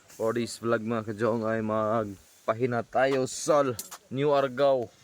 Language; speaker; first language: Filipino; non-native, local second language; Cebuano